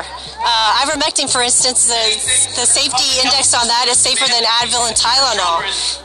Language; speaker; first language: English; native; English